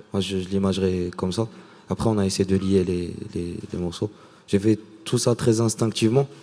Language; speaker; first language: French; non-native, local second language; Arabic